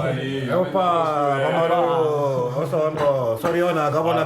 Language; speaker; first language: Basque; non-native, learner; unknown